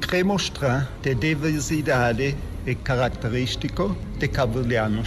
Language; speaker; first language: Portuguese; non-native, learner; German